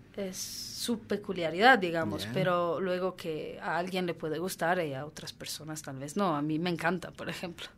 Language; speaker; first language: Spanish; non-native, fluent; Italian